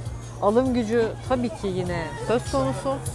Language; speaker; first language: Turkish; native; Turkish